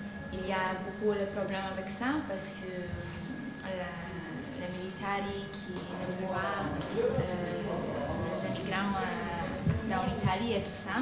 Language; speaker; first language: French; non-native, learner; Polish